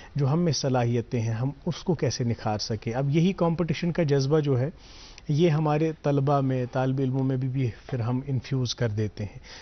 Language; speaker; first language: Hindi; non-native, local second language; Kashmiri